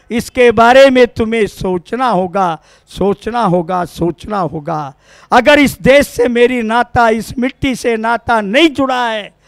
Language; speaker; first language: Hindi; non-native, local second language; Kannada